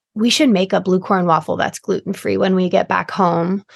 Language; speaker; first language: English; native; English